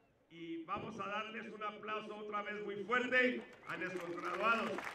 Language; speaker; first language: Spanish; native; Spanish